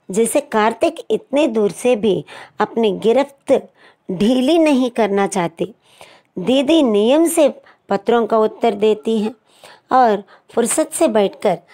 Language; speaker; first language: Hindi; non-native, local second language; Telugu